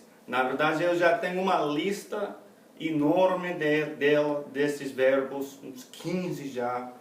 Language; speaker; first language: Portuguese; non-native, fluent; English